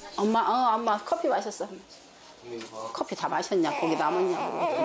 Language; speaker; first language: Korean; native; Korean